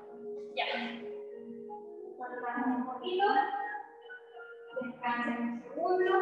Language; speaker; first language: Spanish; native; Spanish